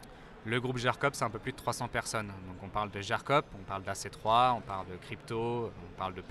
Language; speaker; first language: French; native; French